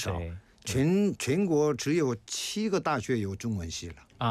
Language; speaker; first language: Chinese; non-native, fluent; Korean